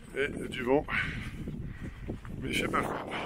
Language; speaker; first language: French; native; French